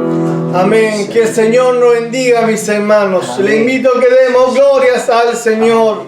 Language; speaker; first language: Spanish; native; Spanish